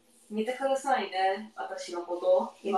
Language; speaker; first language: Japanese; non-native, learner; English